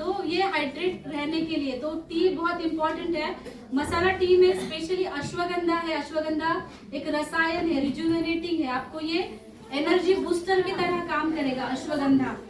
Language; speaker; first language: Hindi; non-native, local second language; Marathi